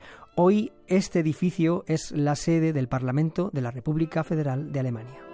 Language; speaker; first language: Spanish; native; Spanish